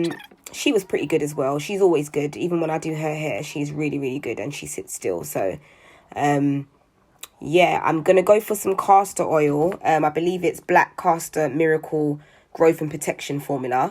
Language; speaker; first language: English; native; English